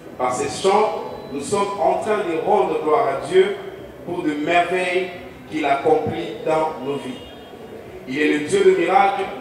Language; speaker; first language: French; non-native, local second language; Lingala